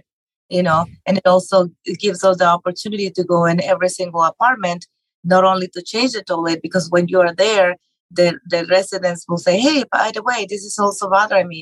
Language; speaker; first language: English; non-native, fluent; Spanish